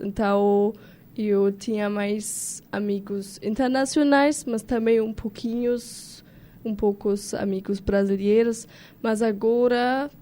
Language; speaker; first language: Portuguese; non-native, learner; German